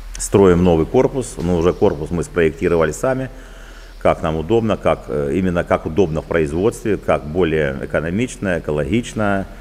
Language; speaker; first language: Russian; native; Russian